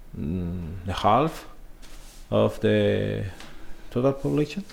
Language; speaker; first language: English; non-native, learner; Spanish